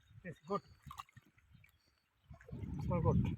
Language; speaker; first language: English; non-native, learner; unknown